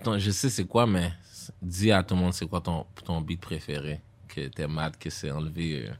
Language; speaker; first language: French; native; French